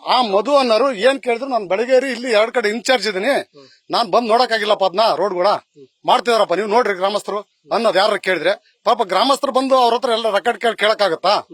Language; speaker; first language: Kannada; native; Kannada